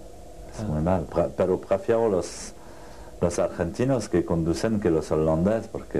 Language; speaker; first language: Spanish; non-native, learner; French